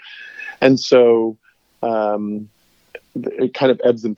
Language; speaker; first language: English; native; English